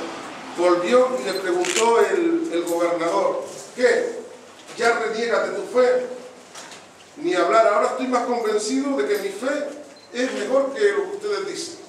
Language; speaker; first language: Spanish; native; Spanish